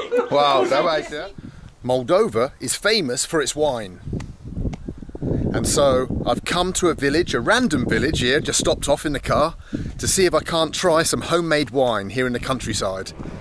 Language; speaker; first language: English; native; English